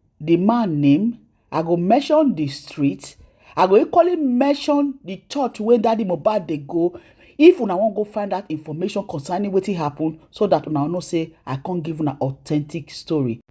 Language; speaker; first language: Nigerian Pidgin; native; Nigerian Pidgin